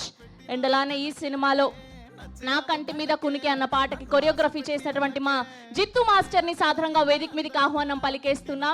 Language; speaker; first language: Telugu; native; Telugu